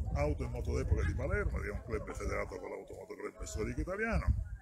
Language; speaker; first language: Italian; native; Italian